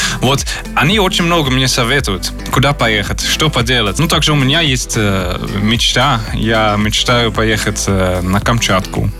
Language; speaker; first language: Russian; non-native, fluent; Dutch